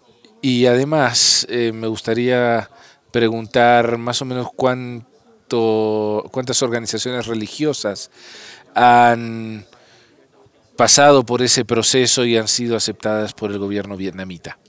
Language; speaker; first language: Spanish; non-native, fluent; English